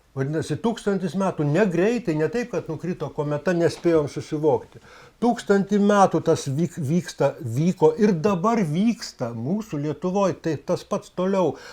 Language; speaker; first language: Lithuanian; native; Lithuanian